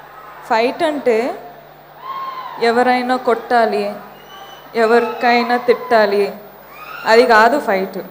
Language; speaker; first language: Telugu; non-native, fluent; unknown